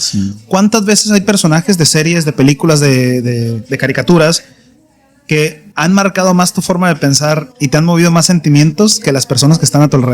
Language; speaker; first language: Spanish; native; Spanish